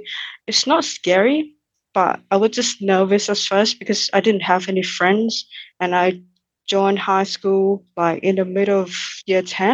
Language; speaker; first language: English; non-native, fluent; Thai